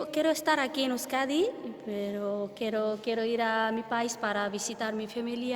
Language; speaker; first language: Spanish; non-native, learner; Nepali